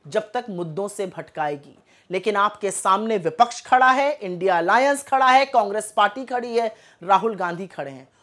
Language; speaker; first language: Hindi; native; Hindi